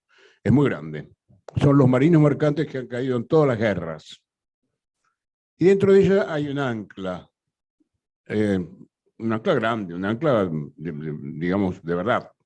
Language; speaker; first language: Spanish; native; Spanish